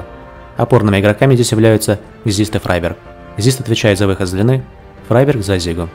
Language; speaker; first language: Russian; native; Russian